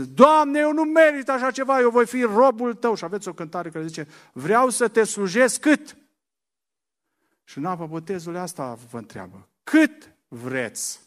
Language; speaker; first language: Romanian; native; Romanian